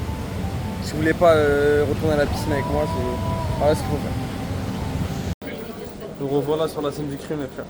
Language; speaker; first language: French; native; French